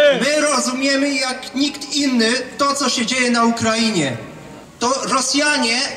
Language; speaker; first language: Polish; non-native, fluent; Arabic